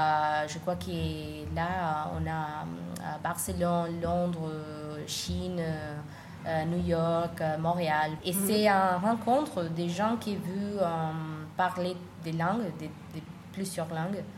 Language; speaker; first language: French; non-native, learner; Spanish